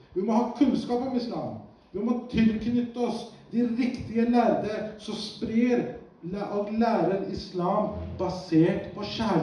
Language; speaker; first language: Norwegian; early bilingual, other home language; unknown